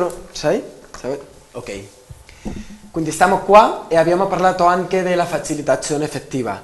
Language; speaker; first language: Italian; non-native, learner; Spanish